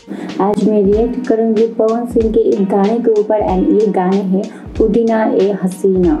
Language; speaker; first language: Hindi; non-native, fluent; Bangla